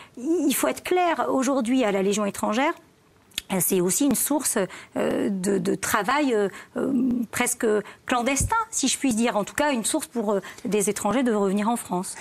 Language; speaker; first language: French; native; French